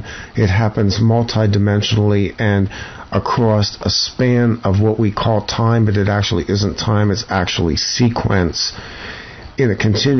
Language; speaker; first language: English; native; English